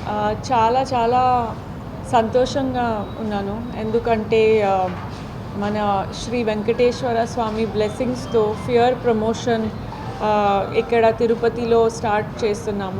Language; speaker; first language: Telugu; non-native, fluent; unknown